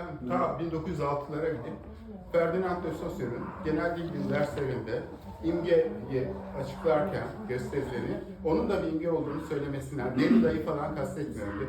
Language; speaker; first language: Turkish; native; Turkish